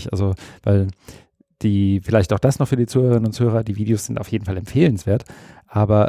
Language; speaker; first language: German; native; German